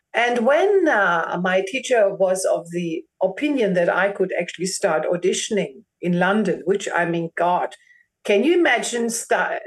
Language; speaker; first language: English; non-native, fluent; German